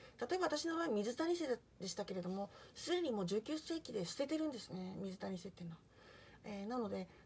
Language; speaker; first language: Japanese; native; Japanese